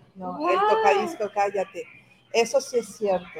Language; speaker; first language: Spanish; native; Spanish